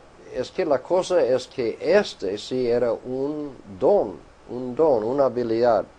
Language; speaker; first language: Spanish; non-native, fluent; English